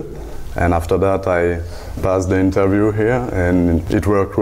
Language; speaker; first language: English; non-native, fluent; French